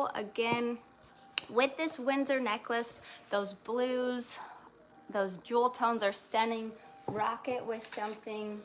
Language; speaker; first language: English; native; English